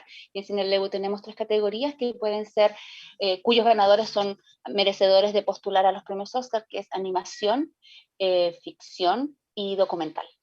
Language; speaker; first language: Spanish; native; Spanish